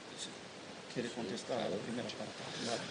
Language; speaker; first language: Spanish; non-native, fluent; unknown